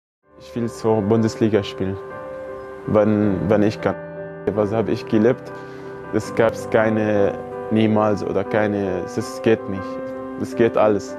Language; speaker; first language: German; non-native, learner; Arabic